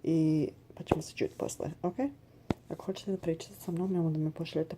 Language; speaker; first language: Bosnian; early bilingual, heritage; Bosnian